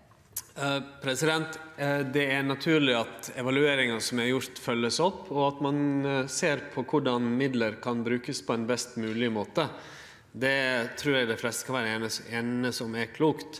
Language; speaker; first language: Norwegian; native; Norwegian